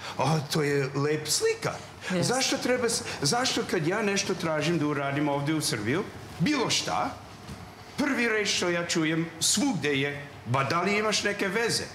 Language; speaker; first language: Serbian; non-native, learner; English